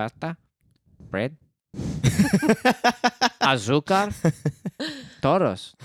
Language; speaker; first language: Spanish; non-native, learner; English